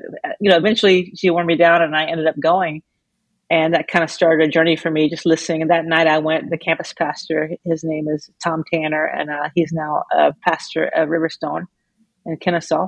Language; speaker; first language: English; native; English